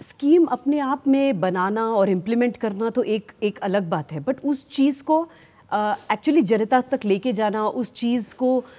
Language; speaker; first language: Hindi; native; Hindi